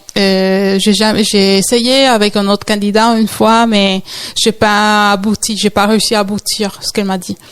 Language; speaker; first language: French; non-native, fluent; English